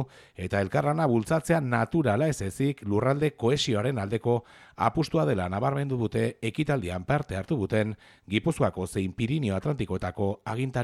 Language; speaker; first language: Basque; native; Basque